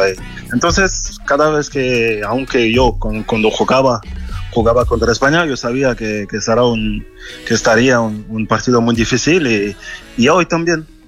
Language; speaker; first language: Spanish; non-native, fluent; French